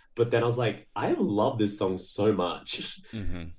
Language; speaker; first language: English; early bilingual, other home language; Portuguese